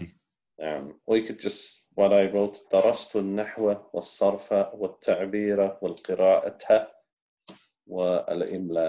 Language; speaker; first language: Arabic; non-native, fluent; English